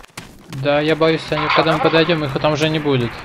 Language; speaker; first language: Russian; native; Russian